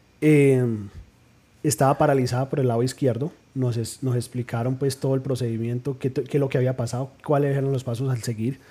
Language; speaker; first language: Spanish; early bilingual, heritage; Spanish